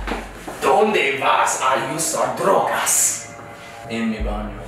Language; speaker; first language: Spanish; non-native, learner; English